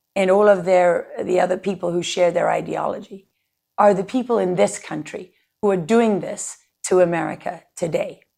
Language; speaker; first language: English; native; English